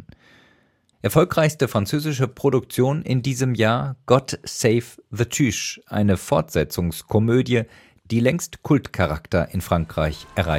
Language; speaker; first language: German; native; German